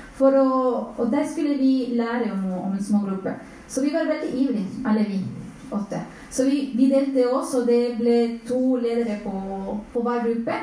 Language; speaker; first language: Norwegian; non-native, fluent; Spanish